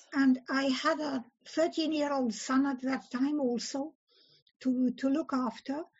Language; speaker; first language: English; early bilingual, other home language; Polish